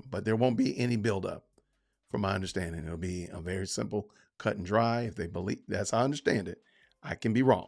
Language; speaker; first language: English; native; English